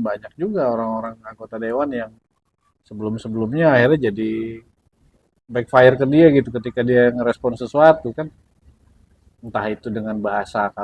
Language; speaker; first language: Indonesian; native; Indonesian